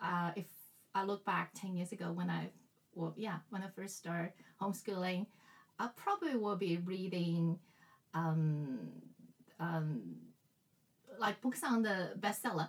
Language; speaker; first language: English; non-native, fluent; Chinese